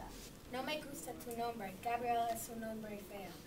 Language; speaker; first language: Spanish; non-native, learner; English